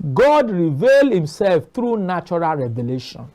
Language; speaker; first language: English; non-native, local second language; Yoruba